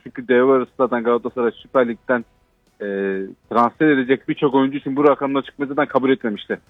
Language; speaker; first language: Turkish; native; Turkish